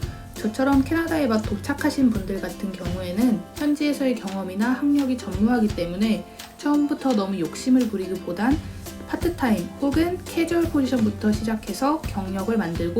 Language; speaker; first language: Korean; native; Korean